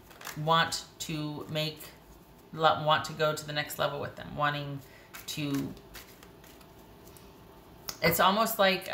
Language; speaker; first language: English; native; English